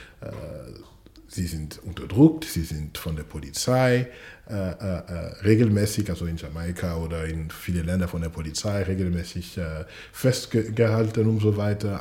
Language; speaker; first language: German; non-native, fluent; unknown